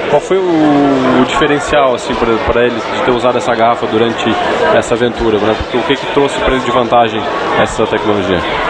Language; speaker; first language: Portuguese; native; Portuguese